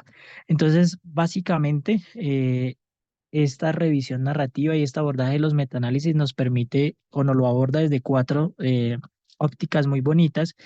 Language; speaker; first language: Spanish; native; Spanish